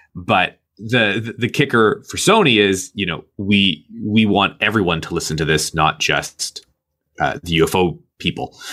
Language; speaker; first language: English; native; English